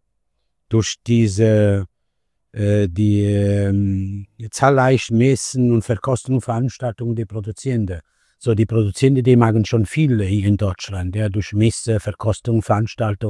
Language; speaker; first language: German; non-native, fluent; Italian